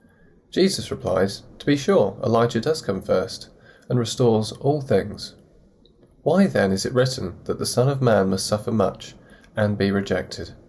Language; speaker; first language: English; native; English